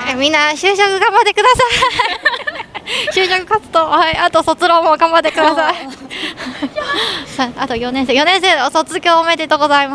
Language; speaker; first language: Japanese; non-native, learner; Chinese